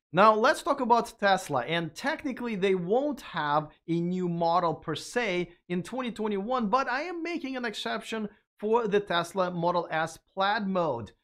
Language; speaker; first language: English; non-native, fluent; Russian